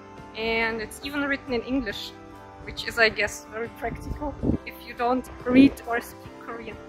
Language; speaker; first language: English; non-native, fluent; German